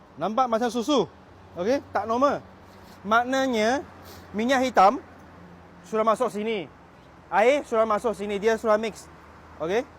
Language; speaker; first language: Malay; non-native, local second language; Chinese